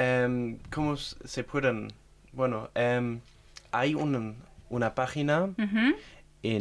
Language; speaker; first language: Spanish; non-native, fluent; German